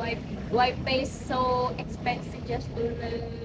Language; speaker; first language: English; non-native, learner; Indonesian